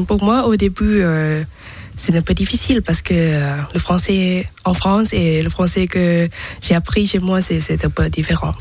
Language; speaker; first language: French; non-native, learner; Thai